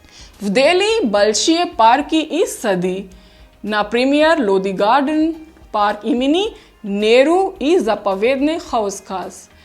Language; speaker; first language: Russian; non-native, fluent; Hindi